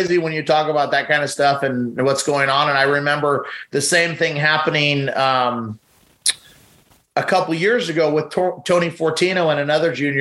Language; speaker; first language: English; native; English